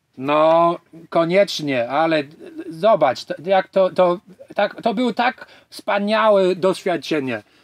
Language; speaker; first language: Polish; non-native, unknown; English